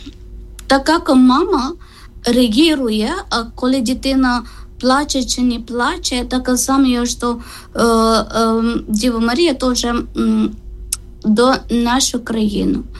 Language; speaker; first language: Ukrainian; non-native, learner; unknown